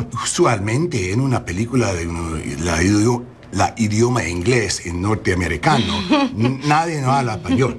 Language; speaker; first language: Spanish; non-native, learner; English